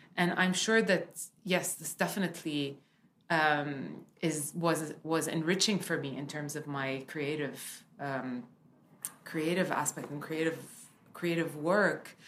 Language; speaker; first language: English; early bilingual, other home language; Arabic